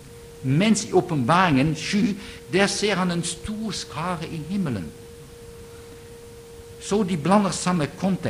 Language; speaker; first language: Norwegian; non-native, fluent; Dutch